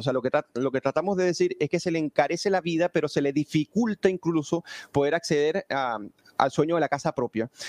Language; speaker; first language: Spanish; native; Spanish